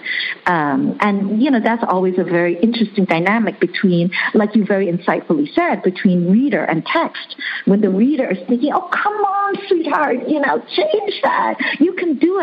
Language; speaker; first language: English; early bilingual, other home language; Chinese